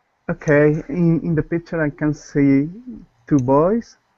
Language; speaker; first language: English; non-native, learner; Spanish